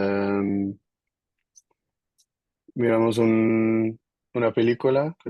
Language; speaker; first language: Spanish; non-native, learner; Dutch